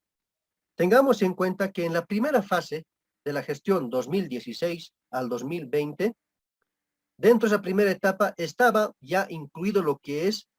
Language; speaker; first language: Spanish; native; Spanish